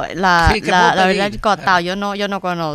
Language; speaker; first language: Spanish; non-native, learner; Thai